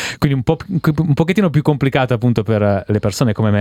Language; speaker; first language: Italian; native; Italian